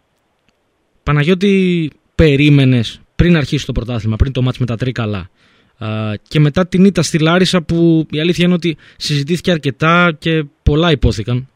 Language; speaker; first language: Greek; native; Greek